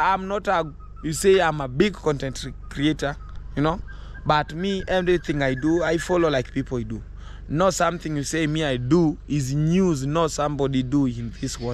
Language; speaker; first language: English; non-native, learner; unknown